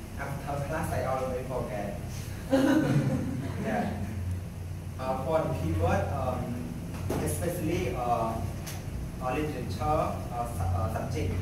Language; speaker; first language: English; non-native, learner; Khmer